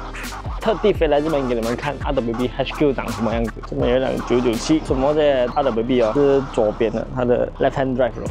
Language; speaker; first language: Chinese; native; Chinese